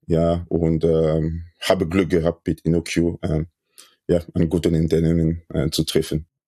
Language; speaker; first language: German; non-native, fluent; French